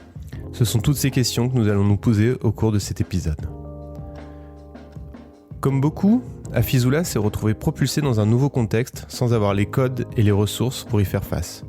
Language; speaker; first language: French; native; French